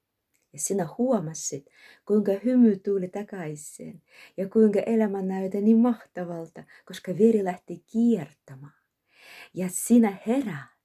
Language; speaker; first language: Finnish; non-native, learner; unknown